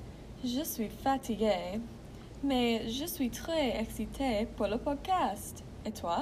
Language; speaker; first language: French; non-native, learner; English